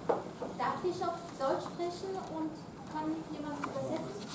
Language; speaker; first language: German; non-native, fluent; French